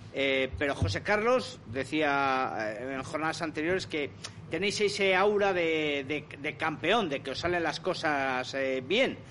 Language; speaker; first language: Spanish; native; Spanish